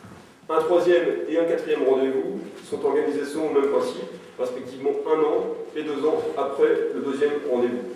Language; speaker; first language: French; native; French